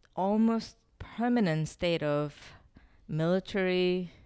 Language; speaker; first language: English; non-native, fluent; Korean